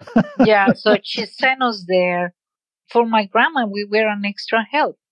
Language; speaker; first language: English; non-native, fluent; Spanish